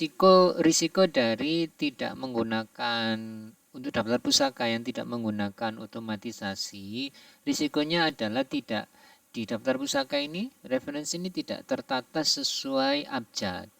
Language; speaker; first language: Indonesian; native; Indonesian